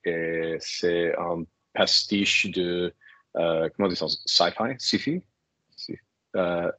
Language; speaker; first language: French; non-native, learner; English